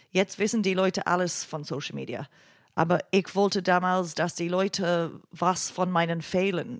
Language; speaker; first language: German; non-native, learner; English